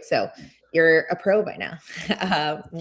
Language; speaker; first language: English; native; English